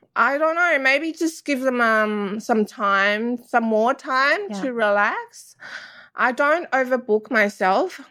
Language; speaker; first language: English; non-native, fluent; Chinese